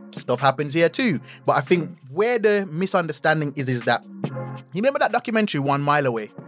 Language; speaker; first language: English; native; English